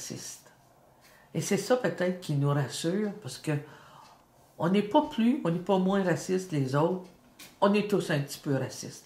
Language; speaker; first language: French; native; French